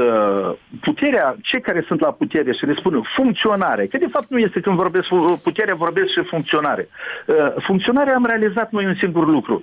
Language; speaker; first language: Romanian; native; Romanian